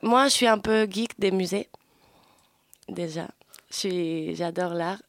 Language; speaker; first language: French; early bilingual, other home language; Spanish